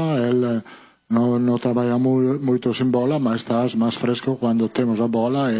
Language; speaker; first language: Portuguese; non-native, fluent; Italian